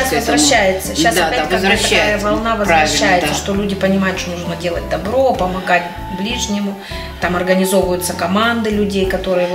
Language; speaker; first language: Russian; native; Russian